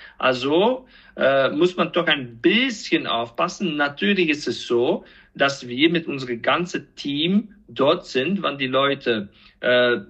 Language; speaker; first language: German; non-native, fluent; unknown